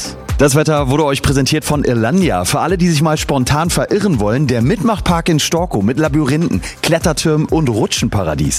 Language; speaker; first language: German; native; German